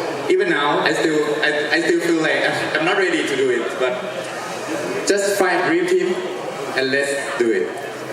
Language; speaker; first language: English; non-native, fluent; Thai